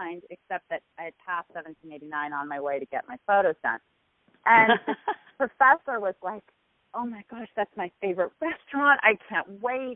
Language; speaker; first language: English; native; English